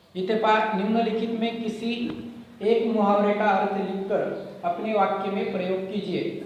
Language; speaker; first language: Hindi; non-native, local second language; Marathi